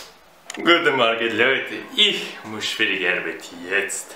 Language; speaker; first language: German; non-native, learner; Russian